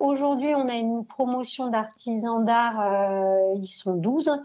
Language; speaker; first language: French; early bilingual, other home language; Arabic